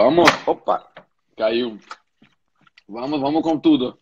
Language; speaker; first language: Portuguese; native; Portuguese